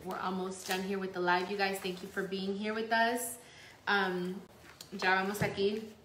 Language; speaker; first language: English; early bilingual, other home language; Spanish